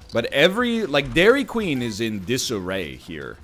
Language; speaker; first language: English; native; English